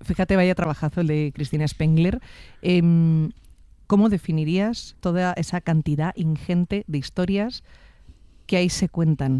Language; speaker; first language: Spanish; native; Spanish